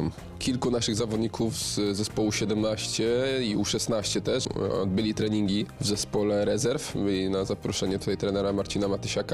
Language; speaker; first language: Polish; native; Polish